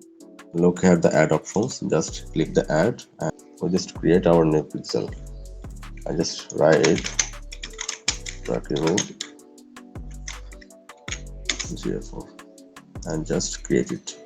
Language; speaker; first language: English; non-native, local second language; Bangla